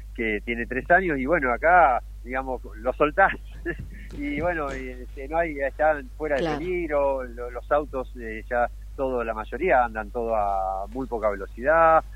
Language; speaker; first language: Spanish; native; Spanish